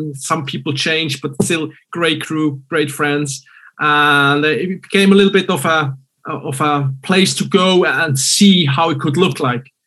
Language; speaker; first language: English; non-native, fluent; German